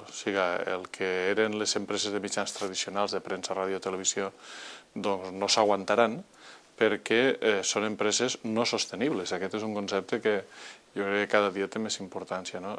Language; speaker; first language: Catalan; native; Catalan